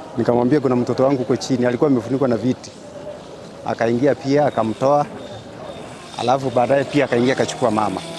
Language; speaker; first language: Swahili; non-native, local second language; Gusii